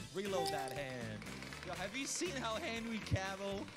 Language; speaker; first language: English; native; English